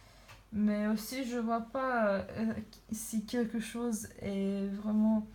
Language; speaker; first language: French; non-native, learner; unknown